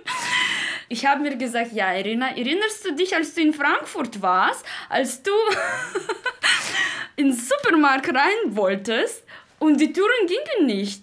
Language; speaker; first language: German; non-native, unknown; Uzbek